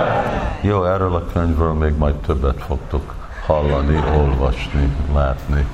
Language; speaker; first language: Hungarian; early bilingual, heritage; English